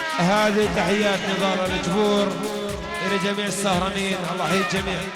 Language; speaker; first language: Arabic; native; Arabic